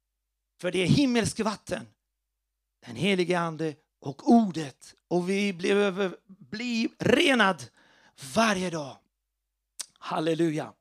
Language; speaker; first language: Swedish; non-native, fluent; Portuguese